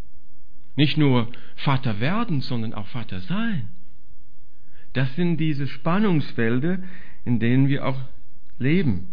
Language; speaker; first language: German; non-native, fluent; English